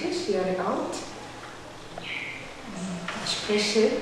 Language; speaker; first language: German; non-native, learner; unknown